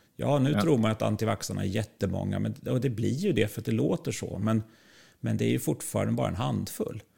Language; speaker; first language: Swedish; native; Swedish